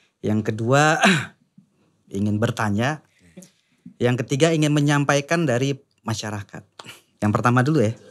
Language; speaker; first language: Indonesian; native; Indonesian